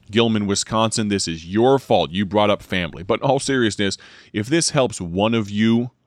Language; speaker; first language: English; native; English